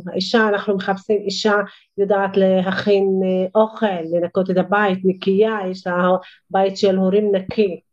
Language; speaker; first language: Hebrew; non-native, local second language; Arabic